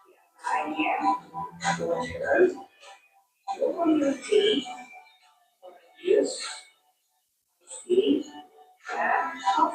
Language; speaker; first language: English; non-native, learner; Indonesian